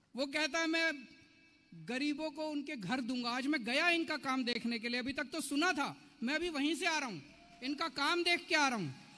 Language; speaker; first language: Hindi; native; Hindi